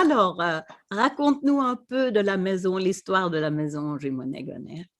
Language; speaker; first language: French; non-native, fluent; Swedish